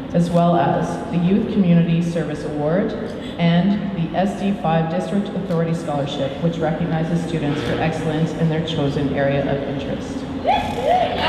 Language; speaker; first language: English; native; English